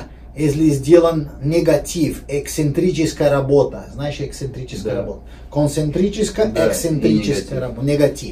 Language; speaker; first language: Russian; non-native, learner; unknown